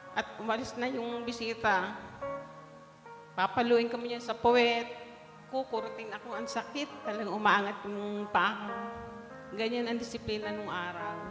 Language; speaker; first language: Filipino; non-native, local second language; Bikol